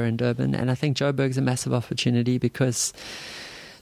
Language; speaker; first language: English; native; English